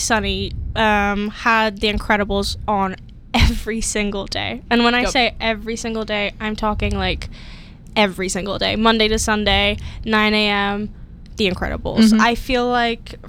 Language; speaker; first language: English; native; English